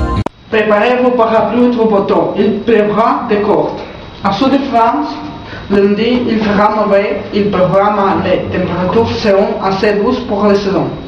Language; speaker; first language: French; non-native, learner; Spanish